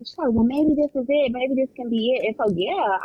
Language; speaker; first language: English; native; English